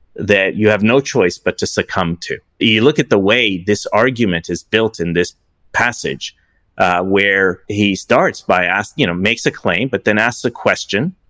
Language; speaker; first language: English; early bilingual, other home language; Persian